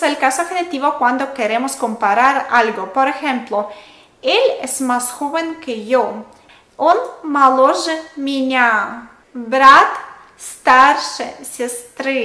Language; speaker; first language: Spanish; non-native, fluent; Russian